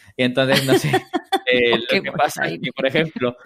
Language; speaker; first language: Spanish; non-native, fluent; Italian